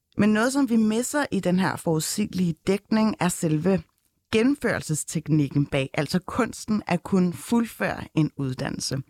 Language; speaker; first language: Danish; early bilingual, other home language; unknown